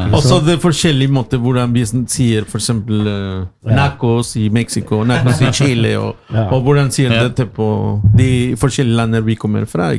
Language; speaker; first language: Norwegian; non-native, learner; Spanish